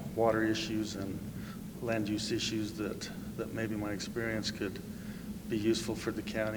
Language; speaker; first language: English; native; English